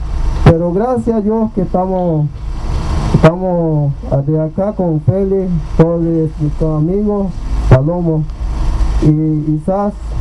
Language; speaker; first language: Spanish; non-native, local second language; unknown